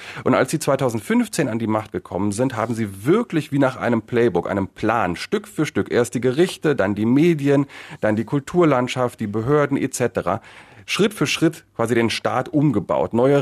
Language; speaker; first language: German; native; German